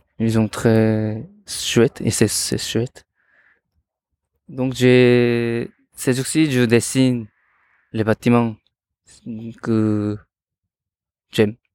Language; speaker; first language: French; non-native, learner; Korean